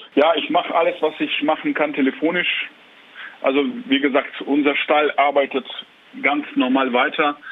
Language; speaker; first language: German; non-native, fluent; Ukrainian